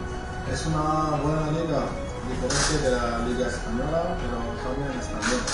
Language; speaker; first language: Spanish; non-native, fluent; French